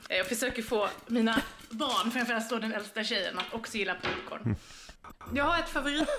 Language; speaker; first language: Swedish; native; Swedish